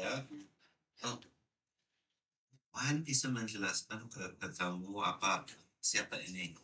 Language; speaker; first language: Indonesian; non-native, learner; English